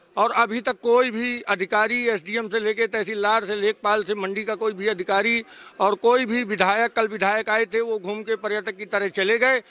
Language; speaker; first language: Hindi; native; Hindi